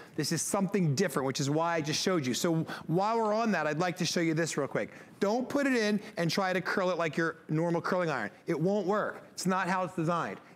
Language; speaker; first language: English; native; English